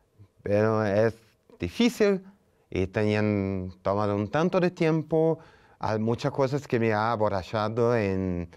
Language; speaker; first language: Spanish; non-native, fluent; Portuguese